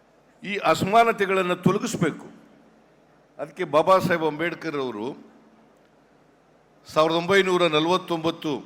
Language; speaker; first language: Kannada; native; Kannada